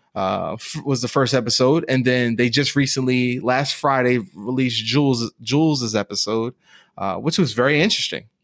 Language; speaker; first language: English; native; English